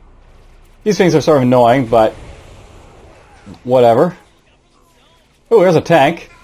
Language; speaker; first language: English; native; English